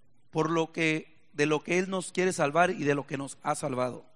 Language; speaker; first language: Spanish; native; Spanish